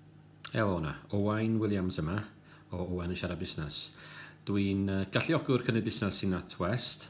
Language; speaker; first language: Welsh; native; Welsh